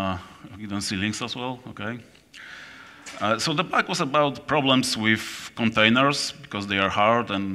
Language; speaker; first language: English; non-native, fluent; Polish